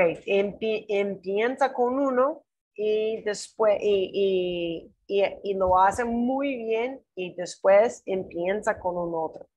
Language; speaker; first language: Spanish; non-native, learner; English